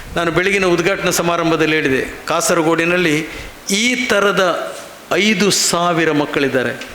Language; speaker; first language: Kannada; non-native, local second language; Konkani